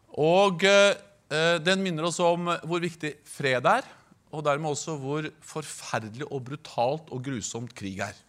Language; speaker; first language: Norwegian; native; Norwegian